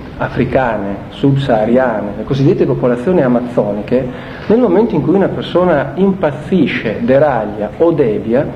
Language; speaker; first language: Italian; native; Italian